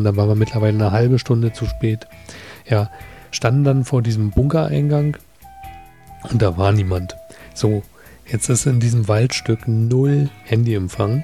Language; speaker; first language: German; native; German